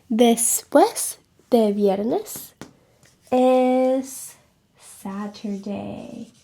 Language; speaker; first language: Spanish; non-native, learner; English